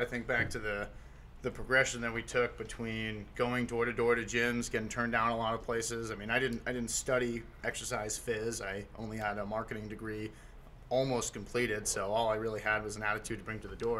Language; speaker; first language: English; native; English